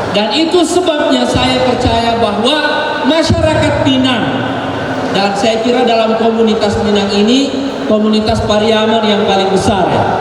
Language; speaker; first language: Indonesian; non-native, local second language; Buginese